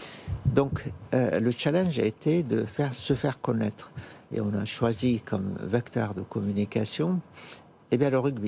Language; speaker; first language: French; non-native, fluent; Arabic